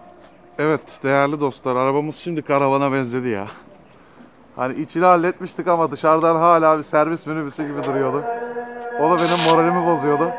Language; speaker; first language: Turkish; native; Turkish